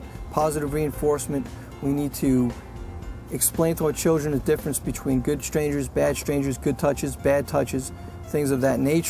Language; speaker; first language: English; native; English